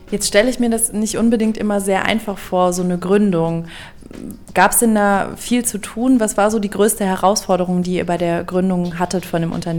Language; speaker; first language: German; native; German